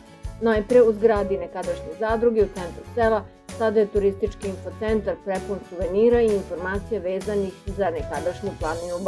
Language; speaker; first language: Serbian; native; Serbian